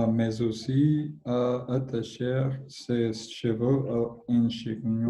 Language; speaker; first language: French; non-native, learner; Spanish